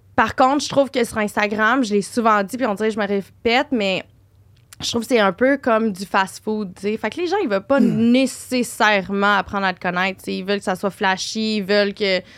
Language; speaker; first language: French; native; French